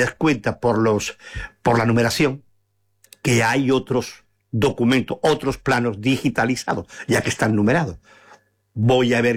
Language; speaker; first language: Spanish; native; Spanish